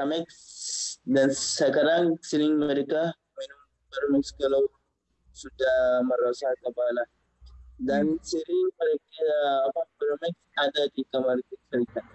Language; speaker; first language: Indonesian; non-native, fluent; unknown